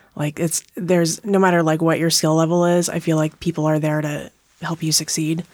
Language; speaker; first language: English; native; English